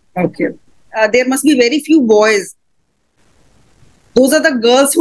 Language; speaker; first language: English; non-native, local second language; Hindi